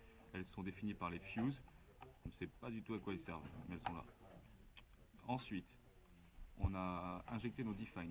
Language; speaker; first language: French; native; French